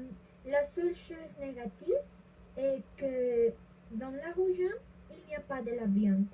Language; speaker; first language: French; non-native, learner; Spanish